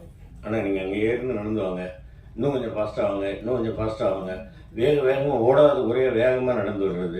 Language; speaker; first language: Tamil; native; Tamil